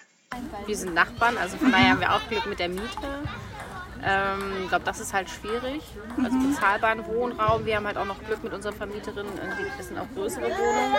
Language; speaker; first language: German; native; German